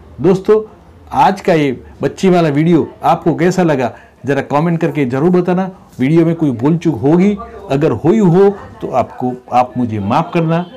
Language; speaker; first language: Hindi; non-native, local second language; Gujarati